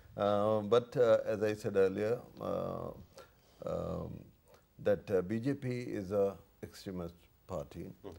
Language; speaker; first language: English; non-native, local second language; Urdu